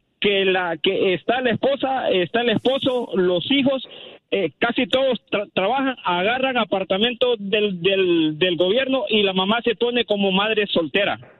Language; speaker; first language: Spanish; native; Spanish